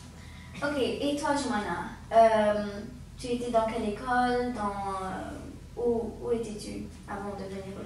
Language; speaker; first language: French; early bilingual, heritage; French